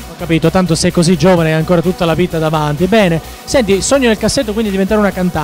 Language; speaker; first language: Italian; native; Italian